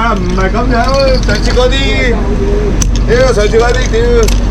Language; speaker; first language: Chinese; native; Chinese